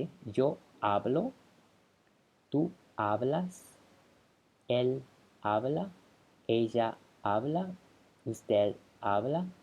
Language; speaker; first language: Spanish; non-native, fluent; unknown